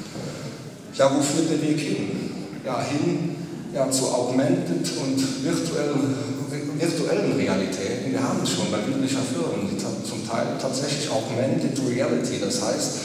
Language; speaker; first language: German; native; German